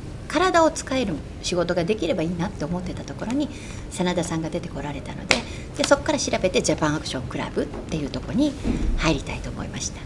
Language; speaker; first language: Japanese; native; Japanese